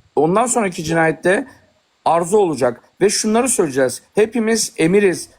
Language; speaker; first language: Turkish; native; Turkish